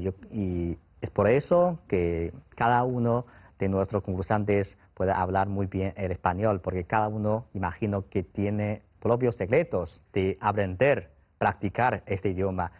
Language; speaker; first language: Spanish; non-native, fluent; Chinese